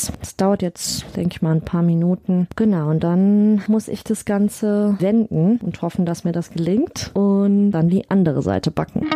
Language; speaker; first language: German; native; German